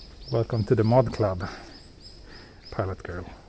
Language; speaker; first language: English; non-native, fluent; Swedish